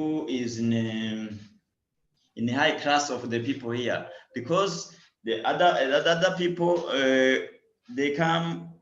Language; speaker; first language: English; non-native, learner; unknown